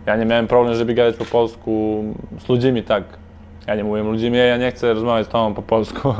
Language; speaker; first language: Polish; non-native, fluent; Serbian